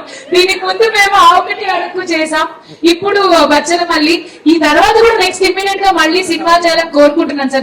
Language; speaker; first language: Telugu; native; Telugu